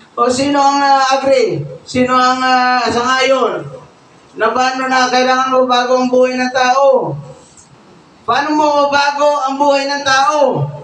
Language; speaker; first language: Filipino; non-native, local second language; Bikol